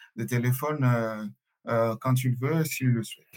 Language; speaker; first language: French; non-native, local second language; Swahili